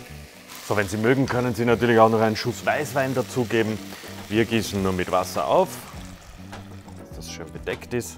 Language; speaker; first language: German; native; German